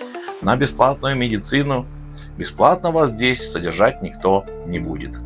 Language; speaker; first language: Russian; native; Russian